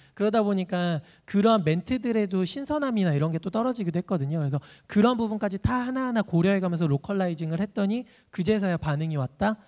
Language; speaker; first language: Korean; native; Korean